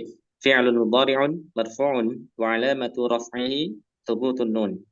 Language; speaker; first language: Arabic; non-native, learner; Indonesian